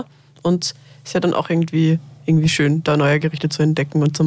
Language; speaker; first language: German; native; German